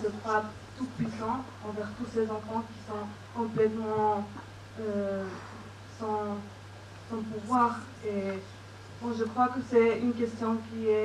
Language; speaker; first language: French; non-native, fluent; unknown